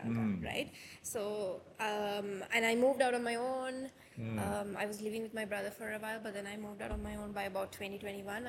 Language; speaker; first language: English; non-native, local second language; Sinhala